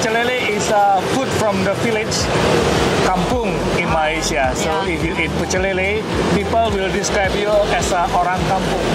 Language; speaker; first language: English; non-native, fluent; Indonesian